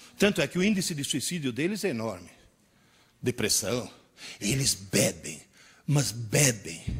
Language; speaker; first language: Portuguese; early bilingual, other home language; Italian